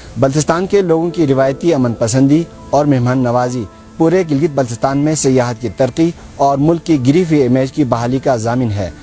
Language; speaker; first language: Urdu; non-native, local second language; Balti